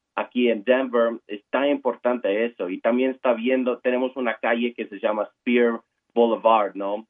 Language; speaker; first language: Spanish; early bilingual, heritage; Spanish